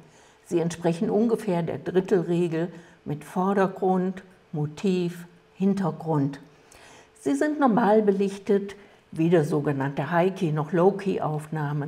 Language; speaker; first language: German; native; German